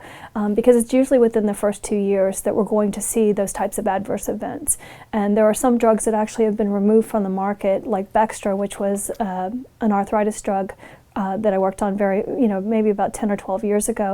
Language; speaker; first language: English; native; English